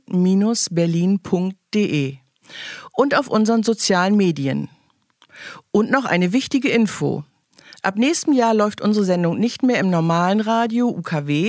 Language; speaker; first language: German; native; German